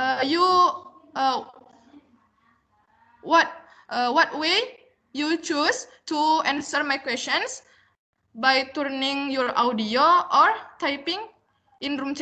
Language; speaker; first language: English; non-native, learner; Indonesian